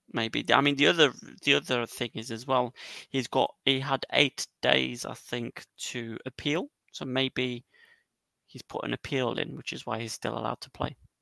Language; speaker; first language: English; native; English